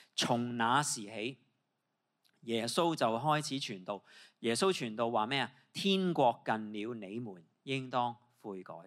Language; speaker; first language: Cantonese; native; Cantonese